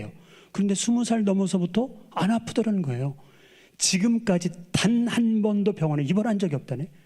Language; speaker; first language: Korean; native; Korean